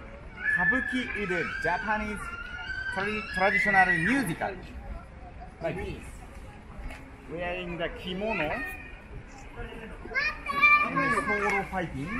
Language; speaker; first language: English; non-native, learner; Japanese